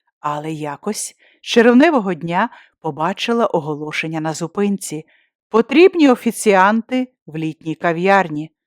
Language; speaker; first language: Ukrainian; native; Ukrainian